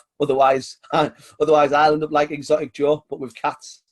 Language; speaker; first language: English; native; English